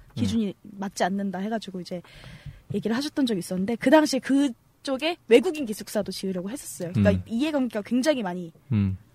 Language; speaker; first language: Korean; non-native, fluent; Turkish